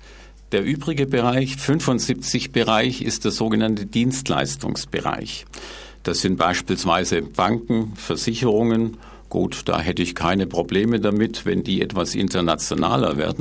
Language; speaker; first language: German; native; German